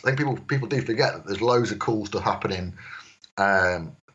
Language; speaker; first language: English; native; English